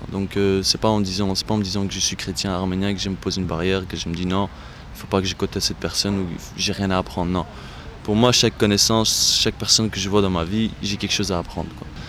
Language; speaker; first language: French; non-native, fluent; Armenian